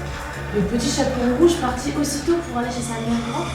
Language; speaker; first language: French; native; French